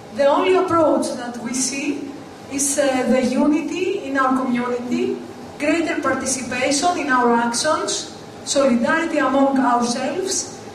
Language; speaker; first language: English; non-native, learner; Greek